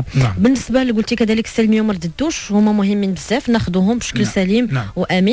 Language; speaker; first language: Arabic; native; Arabic